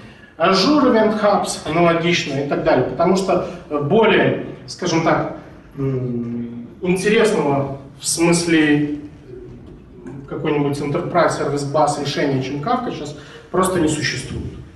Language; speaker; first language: Russian; native; Russian